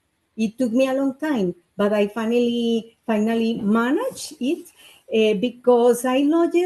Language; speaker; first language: English; non-native, learner; Spanish